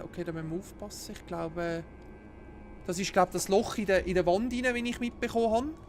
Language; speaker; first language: German; native; German